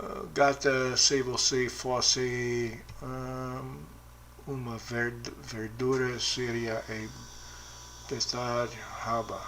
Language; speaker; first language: Portuguese; non-native, learner; English